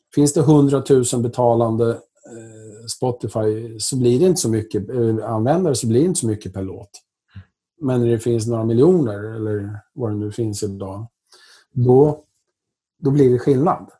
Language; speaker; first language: Swedish; native; Swedish